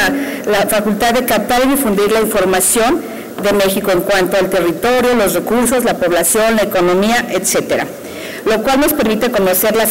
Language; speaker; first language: Spanish; native; Spanish